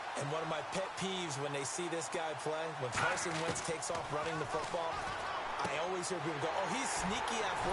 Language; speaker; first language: English; native; English